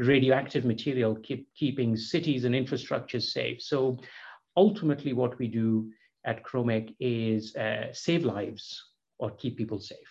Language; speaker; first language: English; non-native, local second language; Bangla